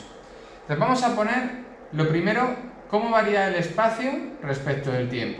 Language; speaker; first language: Spanish; native; Spanish